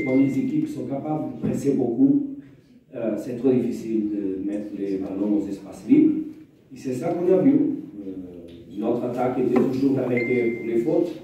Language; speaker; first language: French; non-native, fluent; Portuguese